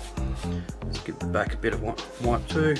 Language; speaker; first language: English; native; English